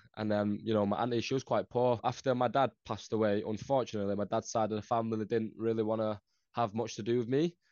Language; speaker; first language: English; early bilingual, other home language; Northeastern Thai